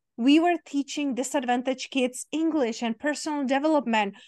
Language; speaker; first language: English; non-native, fluent; Czech